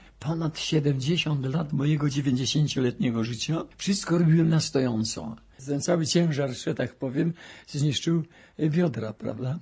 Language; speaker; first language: Polish; native; Polish